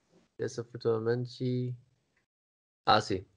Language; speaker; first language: Portuguese; non-native, learner; Swedish